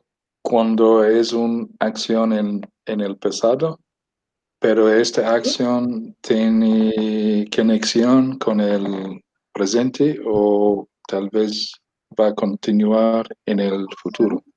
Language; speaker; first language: Spanish; non-native, learner; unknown